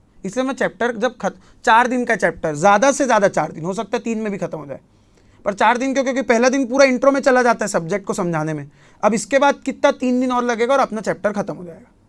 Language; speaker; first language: Hindi; native; Hindi